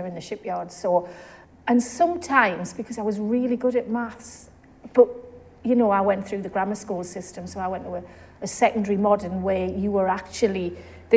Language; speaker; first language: English; native; English